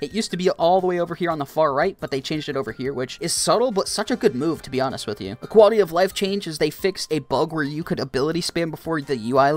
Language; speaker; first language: English; native; English